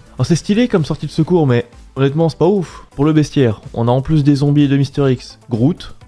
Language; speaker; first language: French; native; French